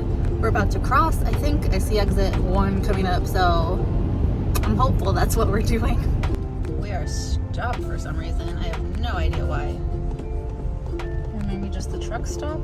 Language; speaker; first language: English; native; English